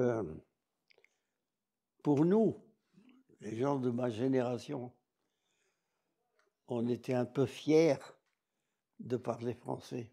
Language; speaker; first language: French; non-native, local second language; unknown